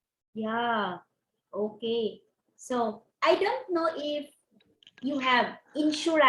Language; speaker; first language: English; non-native, local second language; Cebuano